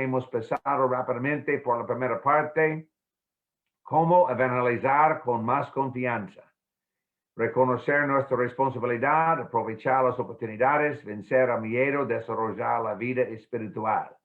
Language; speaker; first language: Spanish; non-native, fluent; English